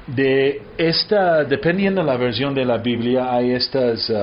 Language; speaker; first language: Spanish; early bilingual, heritage; Spanish